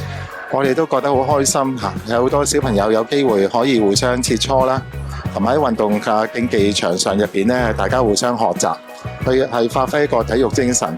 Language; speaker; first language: Cantonese; native; Cantonese